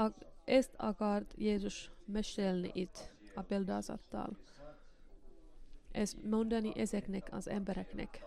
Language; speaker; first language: Hungarian; non-native, learner; Finnish